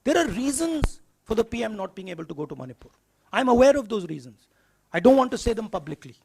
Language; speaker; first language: English; non-native, local second language; Hindi